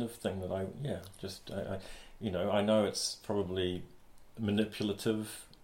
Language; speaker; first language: English; native; English